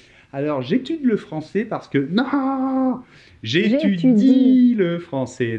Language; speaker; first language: French; native; French